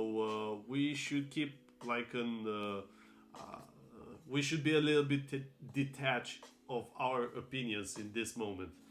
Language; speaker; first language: English; non-native, fluent; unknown